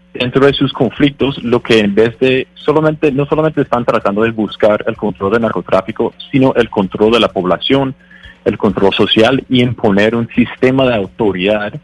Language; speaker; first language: Spanish; non-native, fluent; English